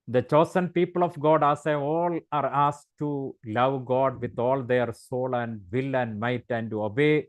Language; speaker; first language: English; non-native, local second language; Malayalam